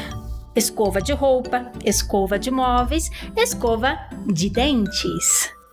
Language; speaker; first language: Portuguese; non-native, fluent; Spanish